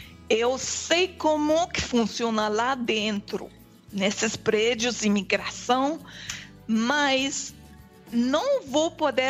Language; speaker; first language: Portuguese; non-native, fluent; French